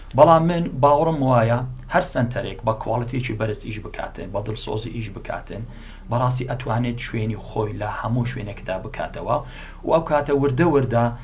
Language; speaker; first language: Central Kurdish; non-native, local second language; Assyrian Neo-Aramaic